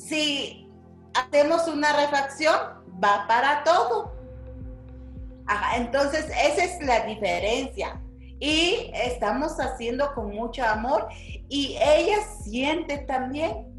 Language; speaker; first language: Spanish; non-native, local second language; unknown